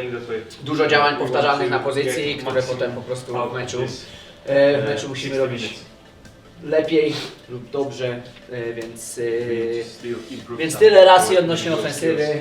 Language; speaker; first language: Polish; native; Polish